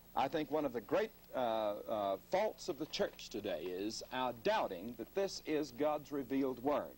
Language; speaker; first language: English; native; English